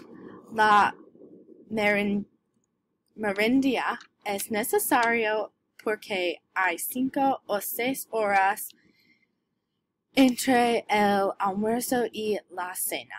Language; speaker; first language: Spanish; non-native, learner; English